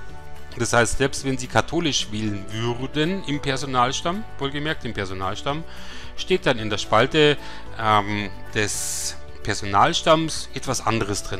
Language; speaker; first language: German; native; German